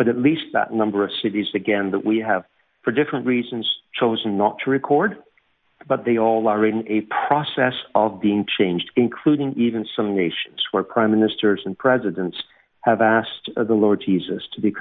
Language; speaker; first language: English; native; English